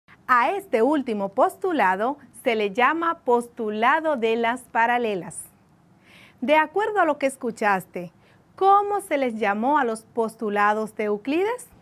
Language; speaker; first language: Spanish; native; Spanish